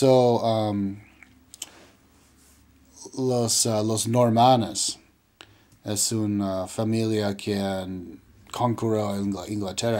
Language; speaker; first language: Spanish; non-native, learner; English